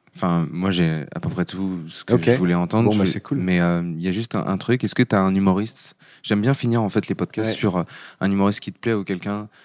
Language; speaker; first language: French; native; French